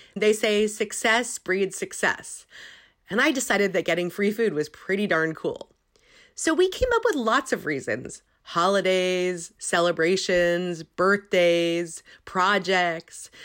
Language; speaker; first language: English; native; English